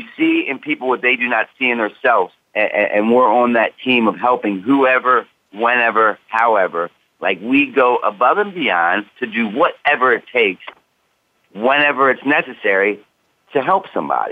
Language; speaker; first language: English; native; English